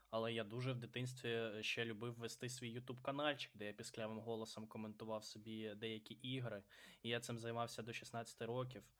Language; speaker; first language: Ukrainian; non-native, local second language; Russian